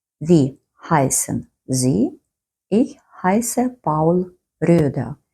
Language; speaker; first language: German; non-native, fluent; Ukrainian